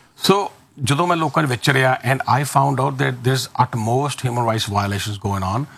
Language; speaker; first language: Punjabi; early bilingual, heritage; Punjabi